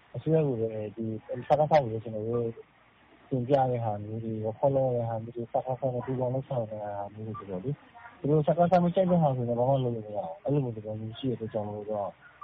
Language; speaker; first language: Burmese; non-native, local second language; S'gaw Karen